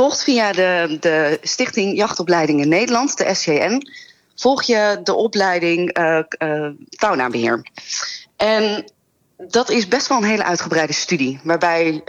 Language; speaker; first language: Dutch; native; Dutch